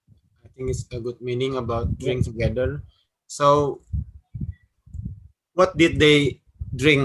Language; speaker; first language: English; non-native, learner; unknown